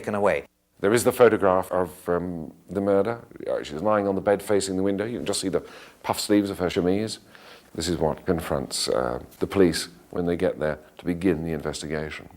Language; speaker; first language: English; native; English